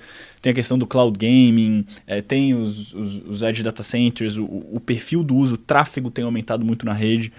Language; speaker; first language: Portuguese; native; Portuguese